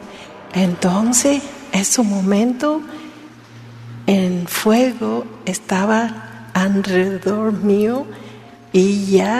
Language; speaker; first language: Spanish; non-native, learner; Vietnamese